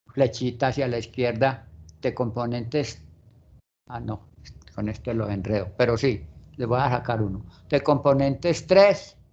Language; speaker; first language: Spanish; native; Spanish